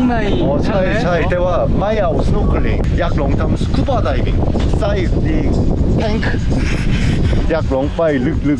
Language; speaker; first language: Thai; non-native, learner; Korean